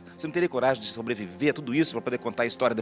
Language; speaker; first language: Portuguese; native; Portuguese